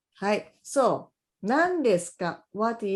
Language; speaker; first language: Japanese; non-native, fluent; English